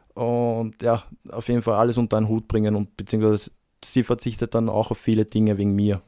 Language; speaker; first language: German; native; German